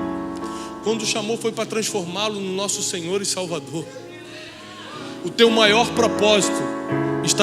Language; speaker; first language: Portuguese; native; Portuguese